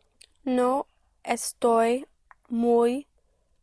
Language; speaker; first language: Spanish; non-native, learner; English